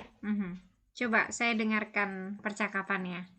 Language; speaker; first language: Indonesian; native; Indonesian